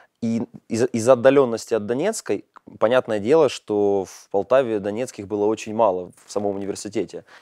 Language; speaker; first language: Russian; native; Russian